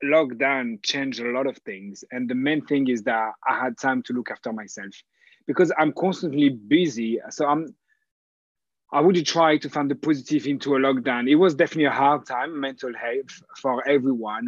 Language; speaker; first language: English; non-native, fluent; French